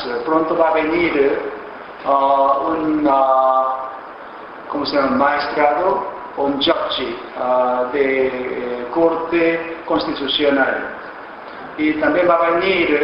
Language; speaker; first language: Spanish; non-native, fluent; Korean